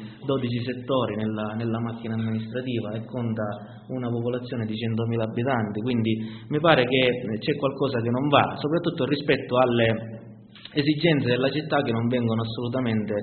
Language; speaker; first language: Italian; native; Italian